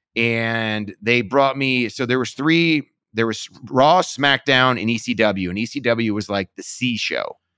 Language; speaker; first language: English; native; English